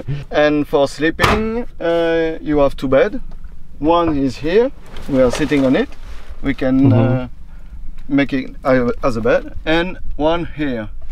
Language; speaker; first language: English; non-native, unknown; French